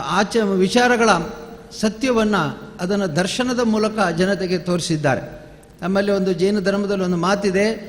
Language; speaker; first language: Kannada; non-native, local second language; Tulu